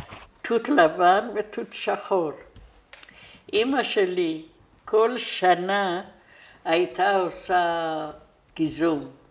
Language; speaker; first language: Hebrew; non-native, fluent; Persian